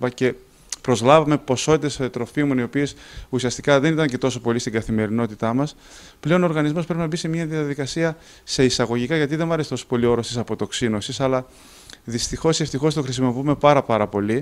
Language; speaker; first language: Greek; native; Greek